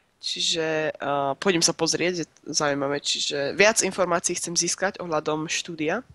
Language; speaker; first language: Slovak; native; Slovak